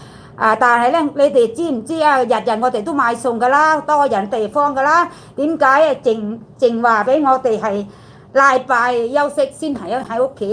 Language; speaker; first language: Cantonese; non-native, learner; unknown